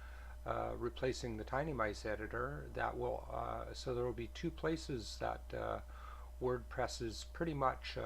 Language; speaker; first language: English; native; English